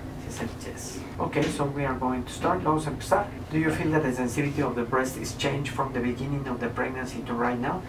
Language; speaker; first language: English; non-native, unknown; Spanish